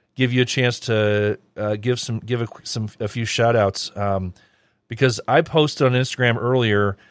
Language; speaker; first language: English; native; English